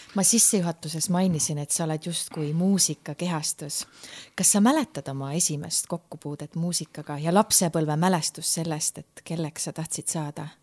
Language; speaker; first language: Estonian; native; Estonian